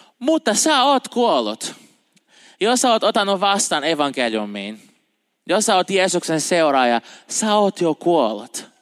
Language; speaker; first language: Finnish; non-native, fluent; Portuguese